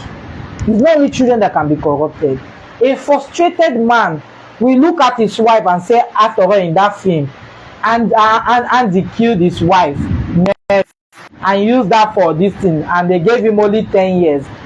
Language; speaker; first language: English; non-native, local second language; Igbo